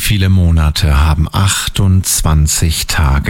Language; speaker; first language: German; native; German